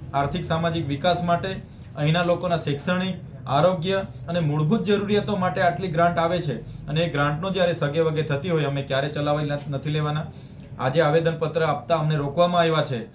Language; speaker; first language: Gujarati; non-native, local second language; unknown